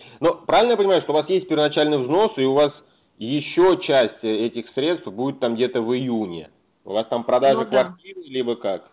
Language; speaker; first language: Russian; native; Russian